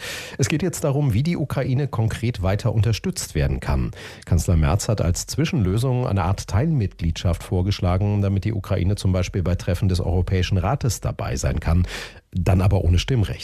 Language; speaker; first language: German; native; German